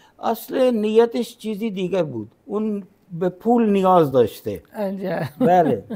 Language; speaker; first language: Persian; non-native, fluent; Punjabi